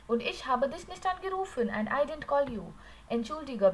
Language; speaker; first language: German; non-native, learner; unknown